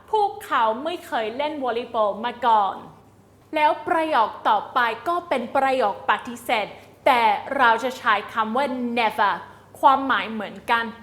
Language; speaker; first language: Thai; non-native, fluent; English